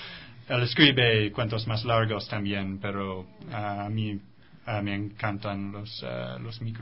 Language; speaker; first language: Spanish; non-native, fluent; English